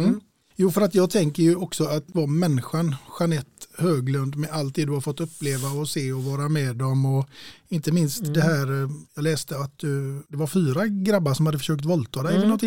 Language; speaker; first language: Swedish; native; Swedish